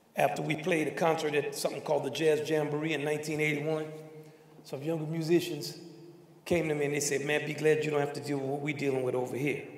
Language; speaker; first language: English; native; English